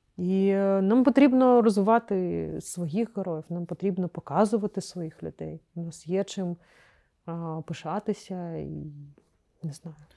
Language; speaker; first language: Ukrainian; non-native, local second language; Crimean Tatar